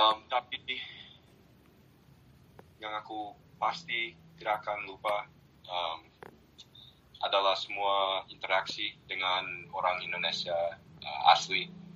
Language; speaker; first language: Indonesian; non-native, learner; English